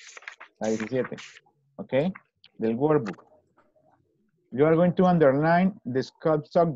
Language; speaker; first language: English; non-native, fluent; Spanish